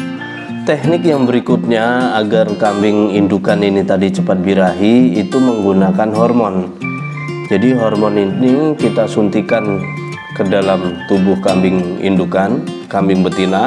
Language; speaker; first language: Indonesian; non-native, local second language; Javanese